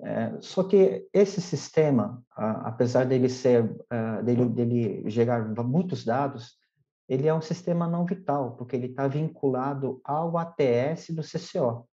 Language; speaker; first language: Portuguese; native; Portuguese